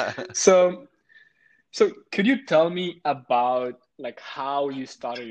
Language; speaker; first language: English; non-native, local second language; Hindi